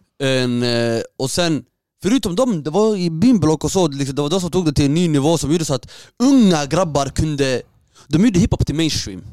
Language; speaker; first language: Swedish; early bilingual, other home language; Somali